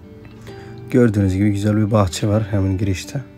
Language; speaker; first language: Turkish; non-native, fluent; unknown